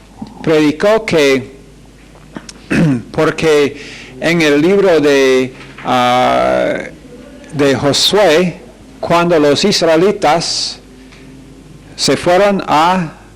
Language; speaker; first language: Spanish; non-native, fluent; English